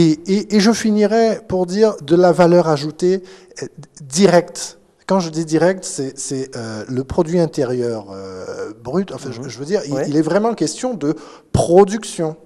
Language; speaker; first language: French; native; French